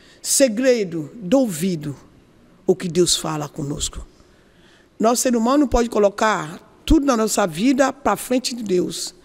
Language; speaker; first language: Portuguese; non-native, learner; Yoruba